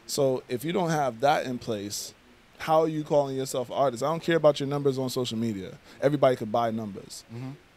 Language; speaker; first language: English; native; English